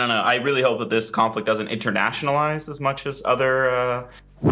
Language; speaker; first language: English; native; English